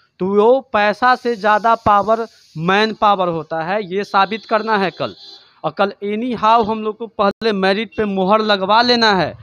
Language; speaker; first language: Hindi; native; Hindi